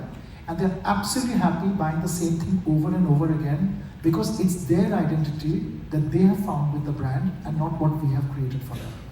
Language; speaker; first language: English; non-native, local second language; Bangla